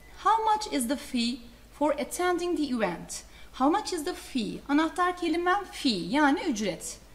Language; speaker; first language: English; non-native, fluent; Turkish